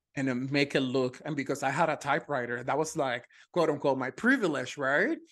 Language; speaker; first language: English; non-native, fluent; Spanish